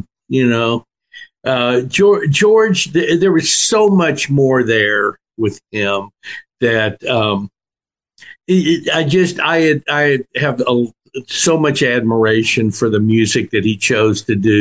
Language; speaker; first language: English; native; English